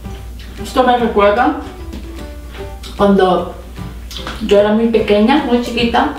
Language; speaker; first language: Spanish; non-native, fluent; Korean